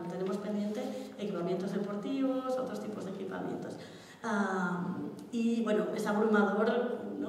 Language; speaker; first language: Spanish; native; Spanish